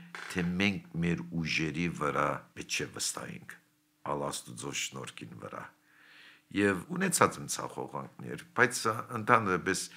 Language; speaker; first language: Armenian; early bilingual, heritage; Armenian